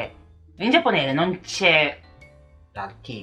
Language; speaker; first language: Italian; non-native, learner; Japanese